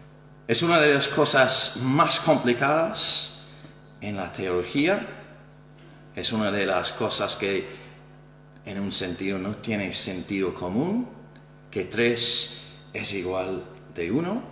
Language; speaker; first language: Spanish; non-native, fluent; English